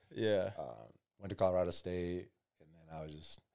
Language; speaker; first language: English; native; English